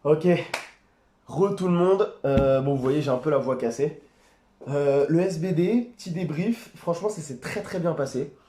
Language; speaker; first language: French; native; French